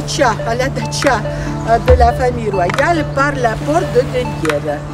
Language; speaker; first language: French; non-native, fluent; Russian